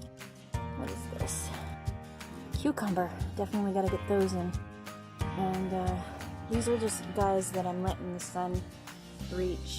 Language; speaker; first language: English; native; English